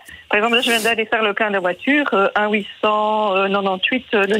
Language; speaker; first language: French; native; French